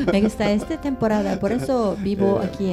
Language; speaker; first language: Spanish; non-native, fluent; Japanese